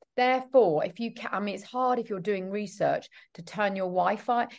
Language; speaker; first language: English; native; English